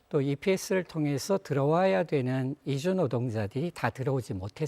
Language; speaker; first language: Korean; native; Korean